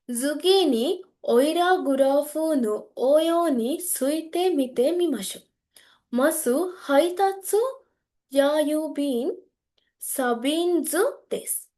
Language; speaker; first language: Japanese; non-native, learner; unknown